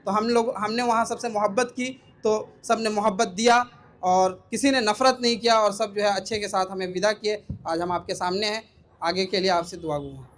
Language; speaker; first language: Hindi; native; Hindi